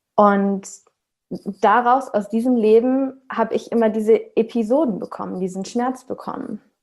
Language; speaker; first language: German; native; German